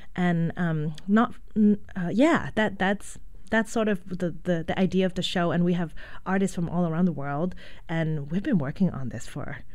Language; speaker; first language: English; non-native, local second language; Cantonese